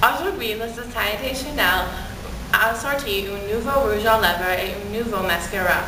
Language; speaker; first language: French; non-native, learner; English